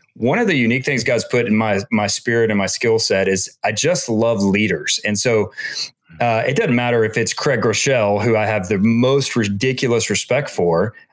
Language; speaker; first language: English; native; English